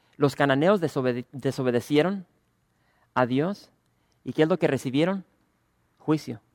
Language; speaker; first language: Spanish; early bilingual, other home language; English